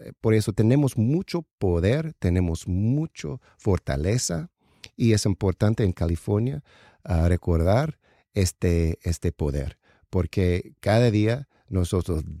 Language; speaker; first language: Spanish; non-native, learner; English